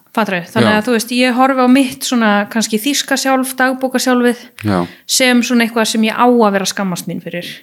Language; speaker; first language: Icelandic; early bilingual, heritage; Icelandic